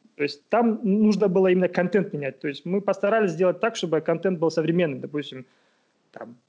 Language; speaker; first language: Russian; non-native, local second language; Kazakh